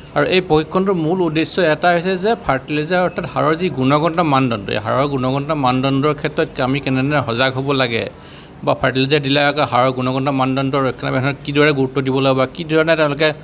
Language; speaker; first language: Assamese; native; Assamese